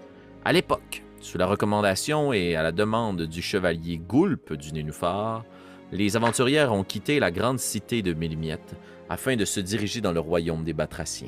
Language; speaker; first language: French; native; French